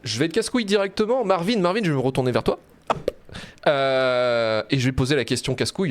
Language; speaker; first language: French; native; French